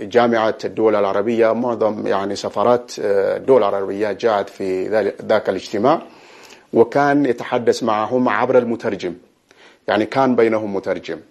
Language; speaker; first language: Arabic; non-native, fluent; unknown